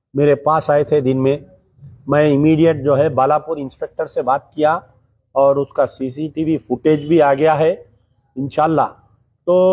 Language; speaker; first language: Hindi; non-native, local second language; Urdu